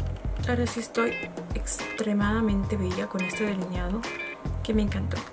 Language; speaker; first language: Spanish; native; Spanish